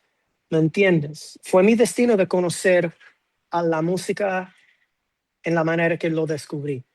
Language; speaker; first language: Spanish; non-native, fluent; English